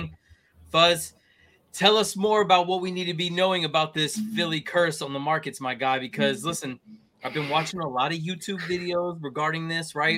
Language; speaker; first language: English; native; English